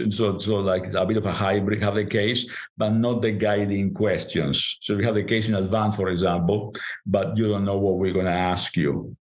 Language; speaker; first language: English; non-native, fluent; Spanish